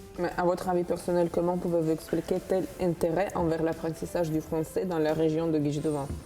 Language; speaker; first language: French; non-native, fluent; Uzbek